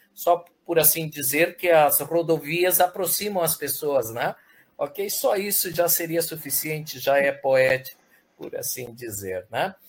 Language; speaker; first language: Portuguese; early bilingual, other home language; Spanish